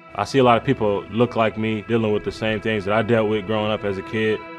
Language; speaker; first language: English; native; English